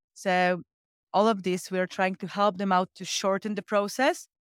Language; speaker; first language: English; non-native, fluent; Polish